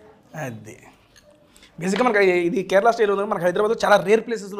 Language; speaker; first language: Telugu; native; Telugu